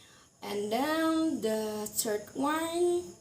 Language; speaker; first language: English; non-native, learner; Indonesian